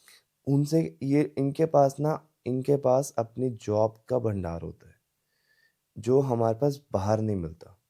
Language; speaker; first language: Hindi; native; Hindi